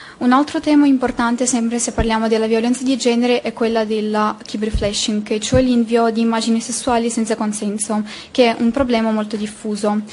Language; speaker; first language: Italian; non-native, fluent; Ukrainian